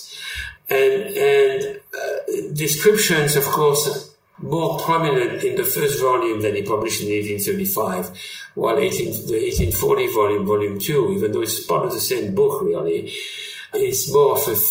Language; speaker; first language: English; non-native, fluent; French